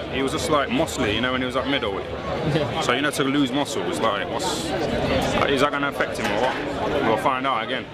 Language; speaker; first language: English; native; English